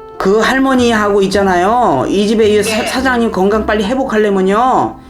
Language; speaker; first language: Korean; native; Korean